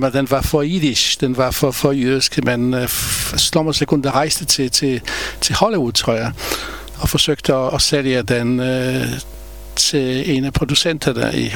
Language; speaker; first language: Danish; non-native, fluent; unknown